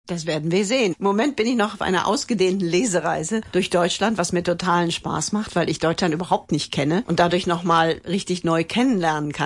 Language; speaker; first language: German; native; German